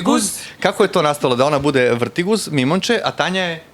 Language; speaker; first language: Bosnian; native; Bosnian